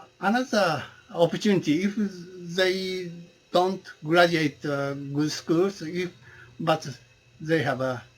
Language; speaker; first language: English; non-native, learner; Japanese